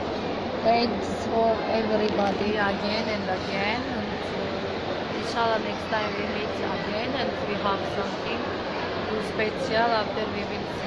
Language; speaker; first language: English; non-native, learner; Turkish